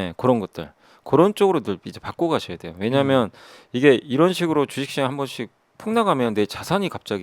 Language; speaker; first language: Korean; native; Korean